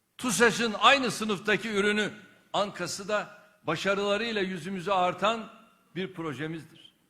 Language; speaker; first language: Turkish; native; Turkish